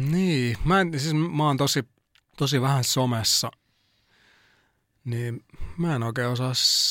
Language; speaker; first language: Finnish; native; Finnish